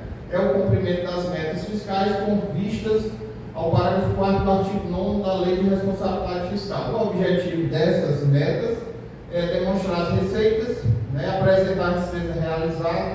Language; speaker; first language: Portuguese; native; Portuguese